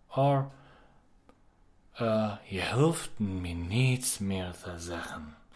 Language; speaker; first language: Dutch; non-native, learner; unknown